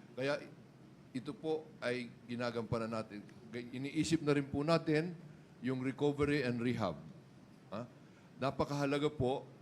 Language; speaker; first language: Filipino; native; Filipino